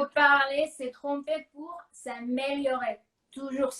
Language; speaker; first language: French; non-native, fluent; Spanish